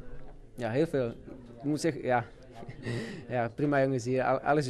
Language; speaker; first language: Dutch; non-native, learner; Czech